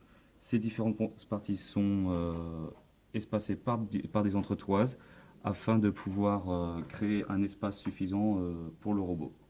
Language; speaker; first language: French; native; French